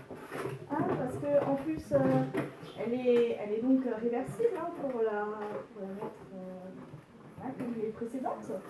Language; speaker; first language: French; native; French